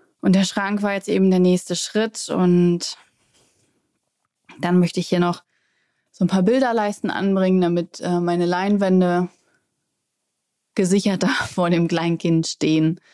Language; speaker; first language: German; native; German